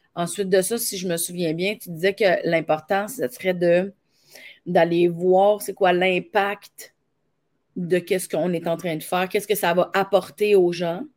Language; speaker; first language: French; native; French